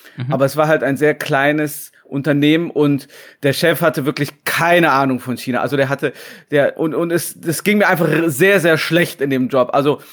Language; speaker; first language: German; native; German